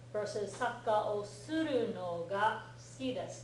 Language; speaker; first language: Japanese; non-native, fluent; English